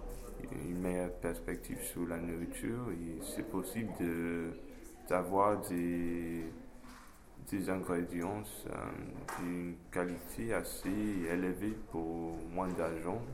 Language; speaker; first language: French; non-native, fluent; English